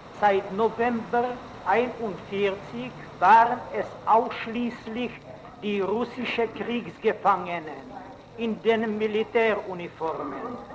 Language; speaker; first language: German; non-native, fluent; Czech